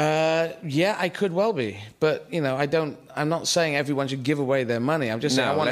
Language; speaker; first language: English; native; English